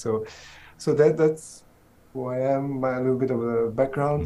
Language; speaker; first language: English; non-native, fluent; Italian